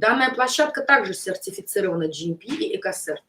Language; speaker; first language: Russian; native; Russian